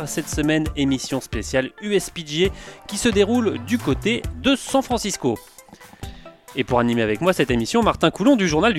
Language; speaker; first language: French; native; French